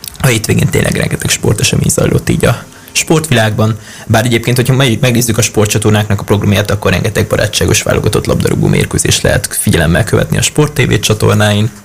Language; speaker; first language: Hungarian; native; Hungarian